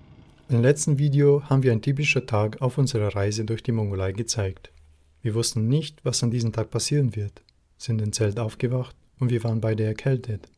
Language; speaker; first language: German; native; German